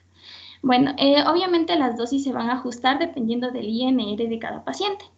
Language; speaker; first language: Spanish; native; Spanish